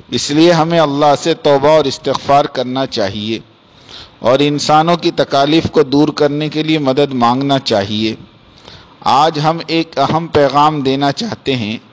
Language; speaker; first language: Urdu; native; Urdu